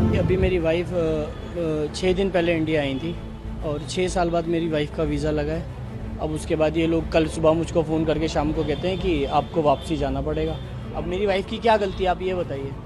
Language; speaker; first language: Hindi; native; Hindi